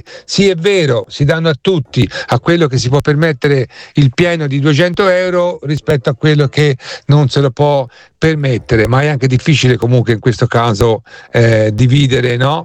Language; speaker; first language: Italian; native; Italian